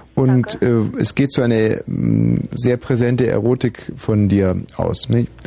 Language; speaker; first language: German; native; German